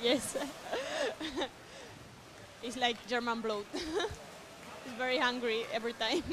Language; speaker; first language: English; non-native, learner; Spanish